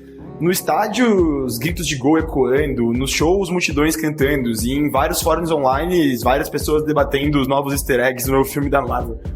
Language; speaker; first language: Portuguese; native; Portuguese